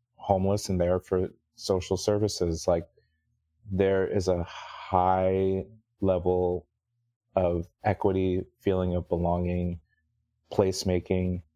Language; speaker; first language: English; native; English